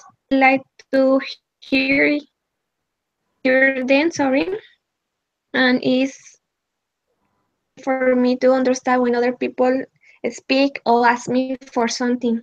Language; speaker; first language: English; non-native, learner; Spanish